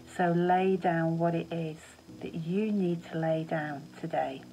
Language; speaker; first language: English; native; English